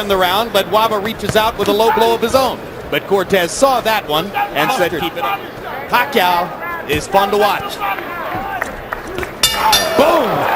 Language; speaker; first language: English; native; English